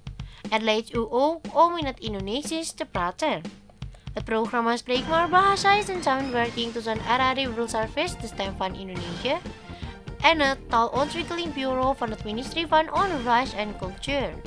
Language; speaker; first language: Dutch; non-native, fluent; Indonesian